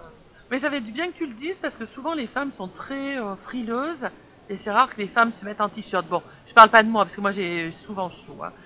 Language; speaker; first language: French; native; French